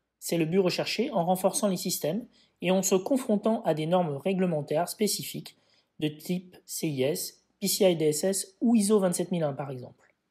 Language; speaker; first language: French; native; French